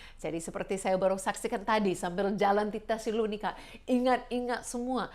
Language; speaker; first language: Indonesian; non-native, fluent; English